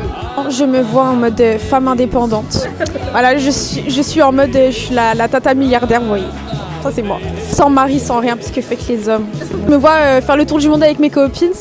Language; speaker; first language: French; native; French